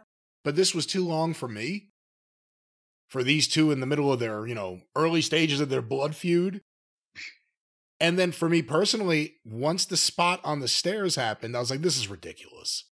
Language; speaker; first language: English; native; English